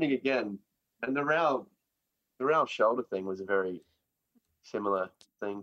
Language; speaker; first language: English; native; English